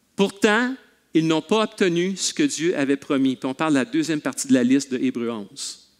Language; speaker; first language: French; native; French